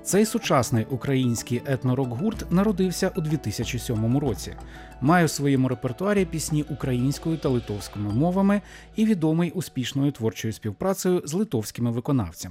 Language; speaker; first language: Ukrainian; native; Ukrainian